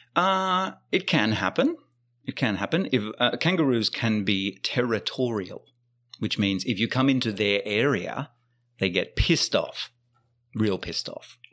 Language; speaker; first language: English; native; English